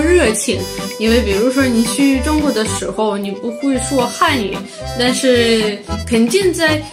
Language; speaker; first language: Chinese; non-native, fluent; Russian